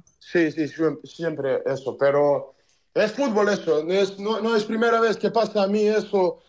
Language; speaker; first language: Spanish; non-native, learner; Serbian